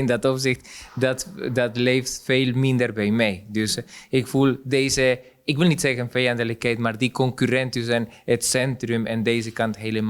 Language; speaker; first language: Dutch; non-native, fluent; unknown